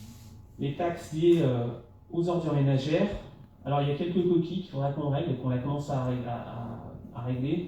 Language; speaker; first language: French; native; French